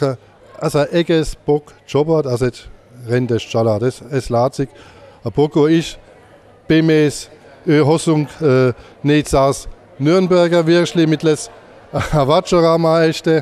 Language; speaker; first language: Hungarian; non-native, learner; German